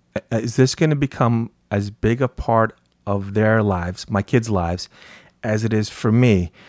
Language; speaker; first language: English; native; English